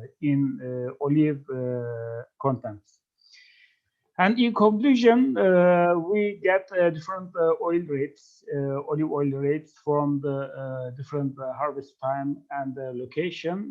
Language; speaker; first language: English; non-native, fluent; Turkish